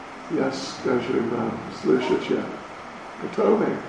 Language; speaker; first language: Russian; non-native, learner; English